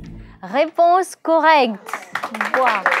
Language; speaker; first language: French; non-native, learner; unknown